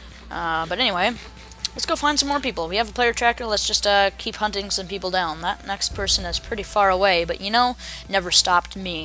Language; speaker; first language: English; native; English